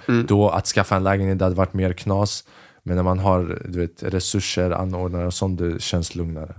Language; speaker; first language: Swedish; early bilingual, other home language; Albanian